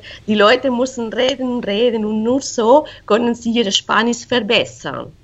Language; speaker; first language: German; non-native, fluent; Spanish